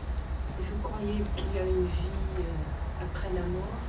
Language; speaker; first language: French; non-native, fluent; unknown